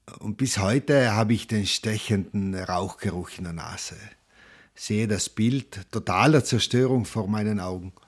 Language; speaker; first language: German; non-native, local second language; Ladin